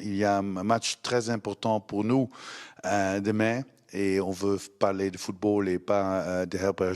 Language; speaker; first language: French; non-native, learner; Dutch